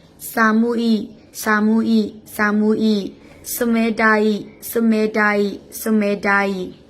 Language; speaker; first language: Japanese; non-native, fluent; Burmese